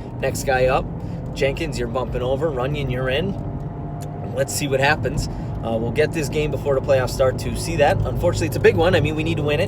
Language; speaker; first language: English; native; English